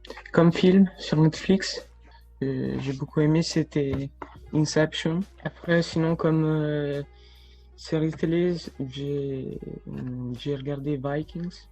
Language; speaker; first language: French; early bilingual, heritage; Italian